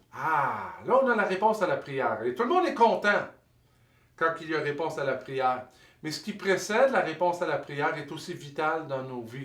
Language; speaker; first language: French; native; French